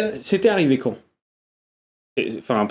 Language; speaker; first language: French; native; French